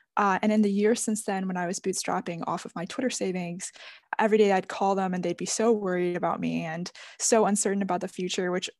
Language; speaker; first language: English; native; English